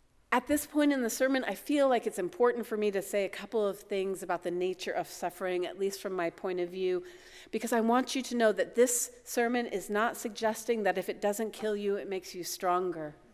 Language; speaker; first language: English; native; English